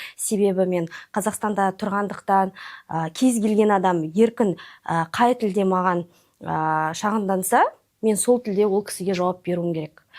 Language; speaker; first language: Kazakh; non-native, local second language; Russian